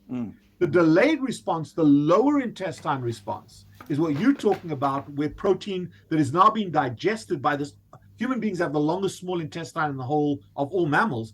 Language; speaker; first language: English; native; English